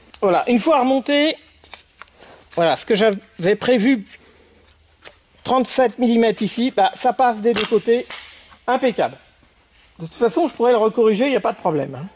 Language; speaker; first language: French; native; French